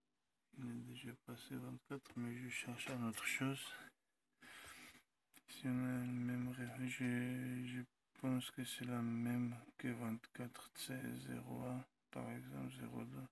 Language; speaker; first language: French; non-native, learner; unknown